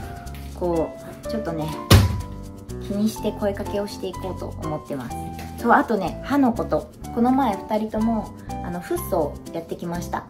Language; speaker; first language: Japanese; native; Japanese